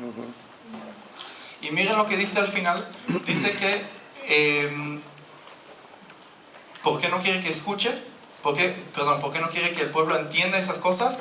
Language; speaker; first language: Spanish; non-native, fluent; Hebrew